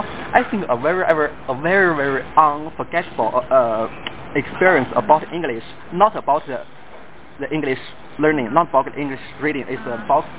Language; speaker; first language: English; non-native, fluent; Chinese